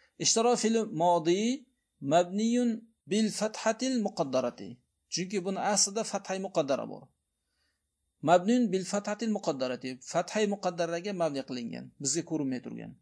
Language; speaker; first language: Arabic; non-native, fluent; Uzbek